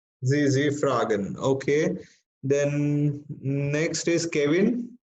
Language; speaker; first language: German; non-native, fluent; Hindi